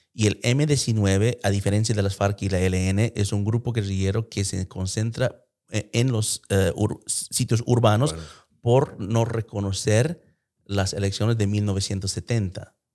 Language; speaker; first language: Spanish; early bilingual, heritage; Spanish